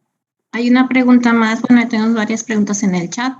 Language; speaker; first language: Spanish; native; Spanish